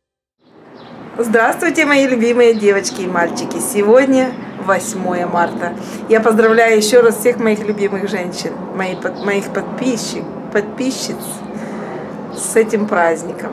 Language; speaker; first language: Russian; native; Russian